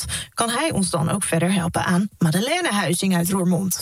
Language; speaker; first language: Dutch; native; Dutch